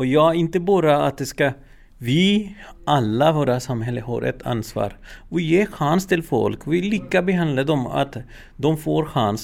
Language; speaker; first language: Swedish; non-native, learner; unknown